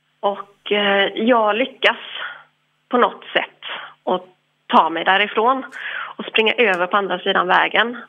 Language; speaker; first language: Swedish; early bilingual, other home language; English